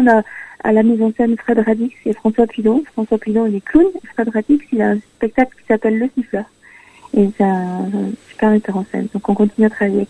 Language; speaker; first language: French; native; French